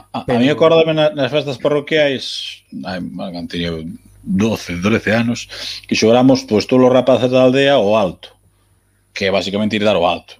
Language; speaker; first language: Galician; native; Galician